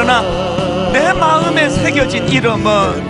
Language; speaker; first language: Korean; native; Korean